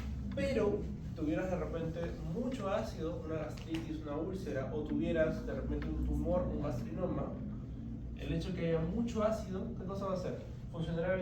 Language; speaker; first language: Spanish; native; Spanish